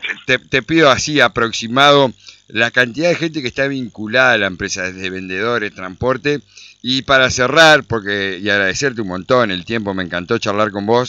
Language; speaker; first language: Spanish; native; Spanish